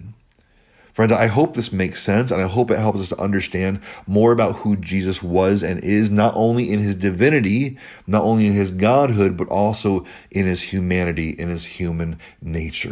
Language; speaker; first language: English; native; English